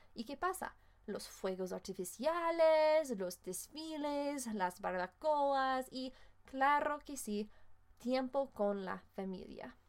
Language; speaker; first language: Spanish; non-native, fluent; English